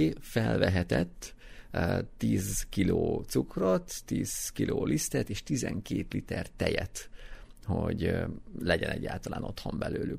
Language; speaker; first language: Hungarian; native; Hungarian